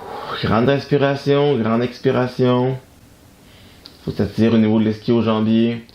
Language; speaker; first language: French; native; French